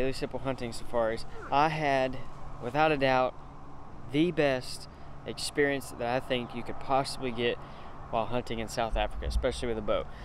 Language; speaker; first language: English; native; English